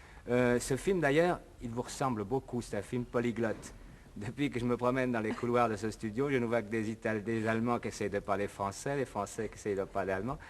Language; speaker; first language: French; native; French